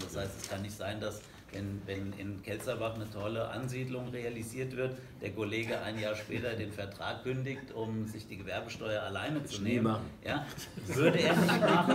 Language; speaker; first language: German; native; German